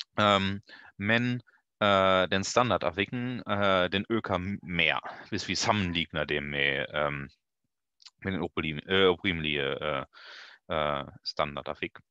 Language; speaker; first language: Norwegian; non-native, learner; German